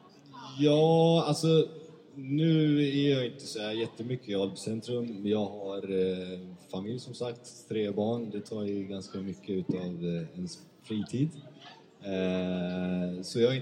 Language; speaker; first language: Swedish; early bilingual, other home language; Turkish